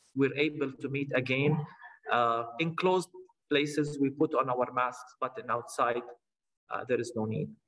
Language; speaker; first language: English; non-native, fluent; Arabic